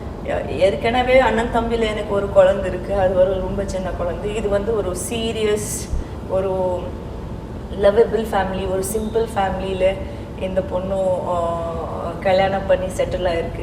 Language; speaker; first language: Tamil; non-native, local second language; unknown